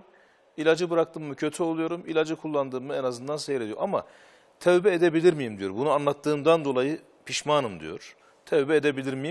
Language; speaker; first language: Turkish; native; Turkish